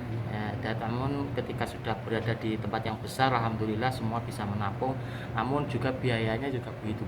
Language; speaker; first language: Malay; non-native, local second language; Javanese